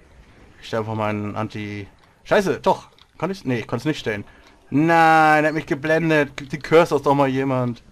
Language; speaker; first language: German; native; German